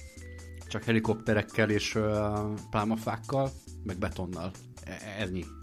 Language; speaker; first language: Hungarian; native; Hungarian